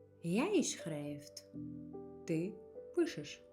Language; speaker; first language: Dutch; non-native, fluent; Ukrainian